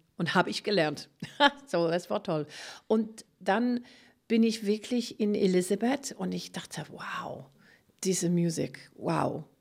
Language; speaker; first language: German; non-native, fluent; English